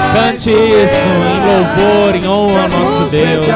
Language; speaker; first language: Portuguese; native; Portuguese